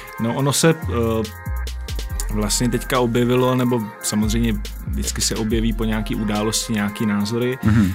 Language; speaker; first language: Czech; native; Czech